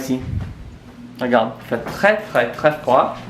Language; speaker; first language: French; non-native, fluent; English